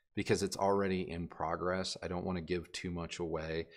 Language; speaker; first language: English; native; English